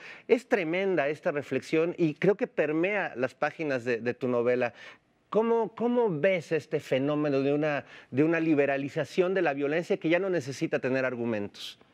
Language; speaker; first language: Spanish; native; Spanish